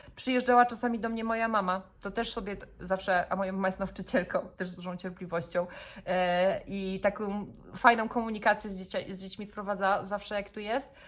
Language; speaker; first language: Polish; native; Polish